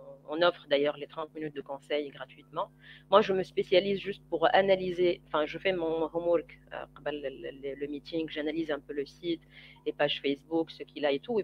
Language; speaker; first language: French; non-native, local second language; Arabic